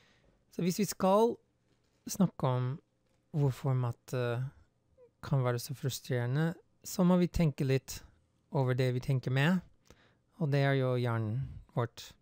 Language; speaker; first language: Norwegian; non-native, fluent; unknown